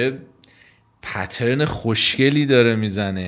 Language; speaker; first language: Persian; native; Persian